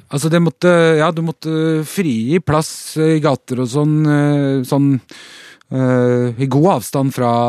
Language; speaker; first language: Norwegian; native; Norwegian